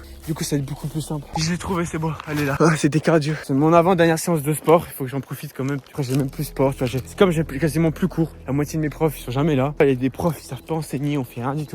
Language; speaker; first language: French; native; French